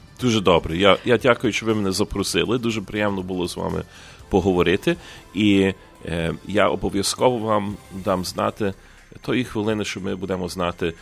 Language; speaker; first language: Ukrainian; early bilingual, heritage; Ukrainian